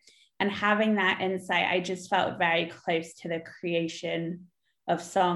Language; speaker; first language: English; native; English